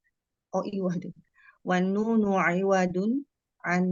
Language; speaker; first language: Arabic; non-native, learner; Indonesian